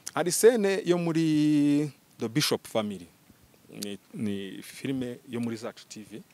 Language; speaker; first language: Kinyarwanda; early bilingual, heritage; Kinyarwanda